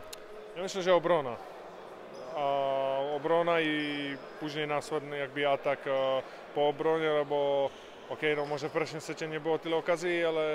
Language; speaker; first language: Polish; non-native, fluent; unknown